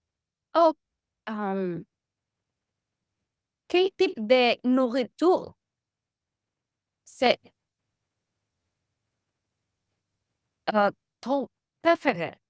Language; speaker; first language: French; non-native, learner; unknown